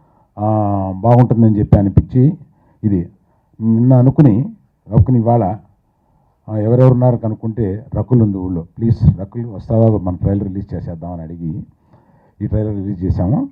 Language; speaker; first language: Telugu; native; Telugu